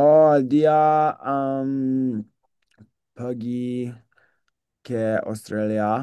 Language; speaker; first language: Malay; non-native, learner; English